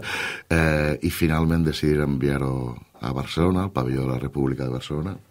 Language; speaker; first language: Catalan; native; Catalan